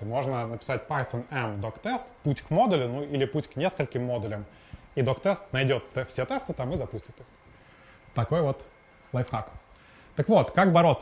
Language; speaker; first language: Russian; native; Russian